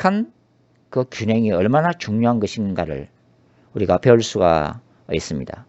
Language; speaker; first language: Korean; native; Korean